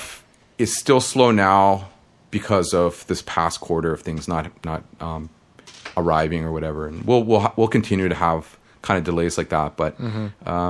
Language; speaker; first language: English; native; English